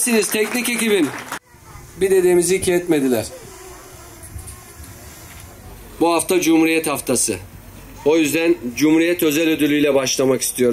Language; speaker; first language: Turkish; native; Turkish